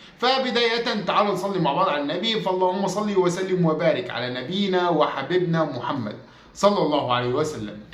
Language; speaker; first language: Arabic; native; Arabic